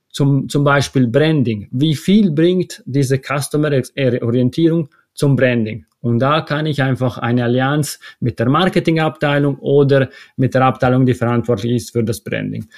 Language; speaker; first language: German; non-native, local second language; Italian